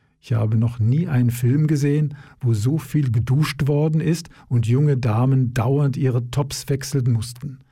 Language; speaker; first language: German; native; German